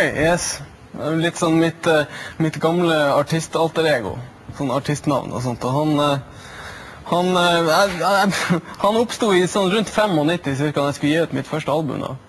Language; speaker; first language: Norwegian; native; Norwegian